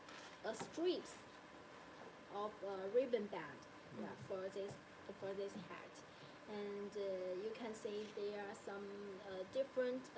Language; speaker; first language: English; non-native, learner; Chinese